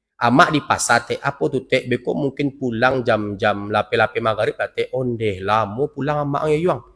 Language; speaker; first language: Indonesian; non-native, local second language; Minangkabau